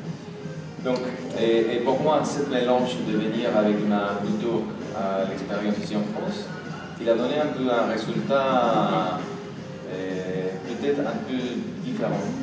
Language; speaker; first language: French; non-native, fluent; Spanish